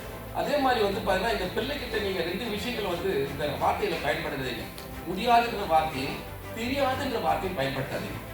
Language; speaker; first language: Tamil; native; Tamil